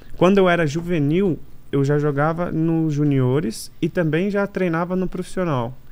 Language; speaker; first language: Portuguese; native; Portuguese